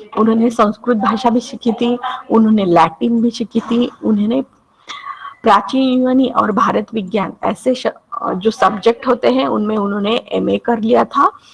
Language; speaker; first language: Hindi; non-native, local second language; Marathi